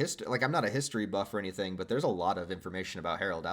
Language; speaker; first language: English; native; English